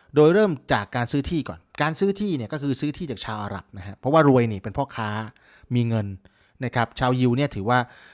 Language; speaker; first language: Thai; native; Thai